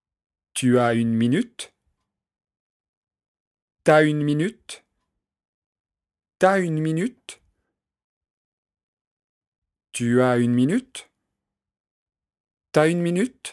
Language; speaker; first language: French; native; French